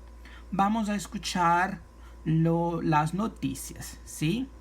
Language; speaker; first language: Spanish; non-native, fluent; Portuguese